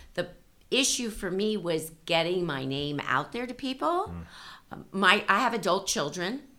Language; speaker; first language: English; native; English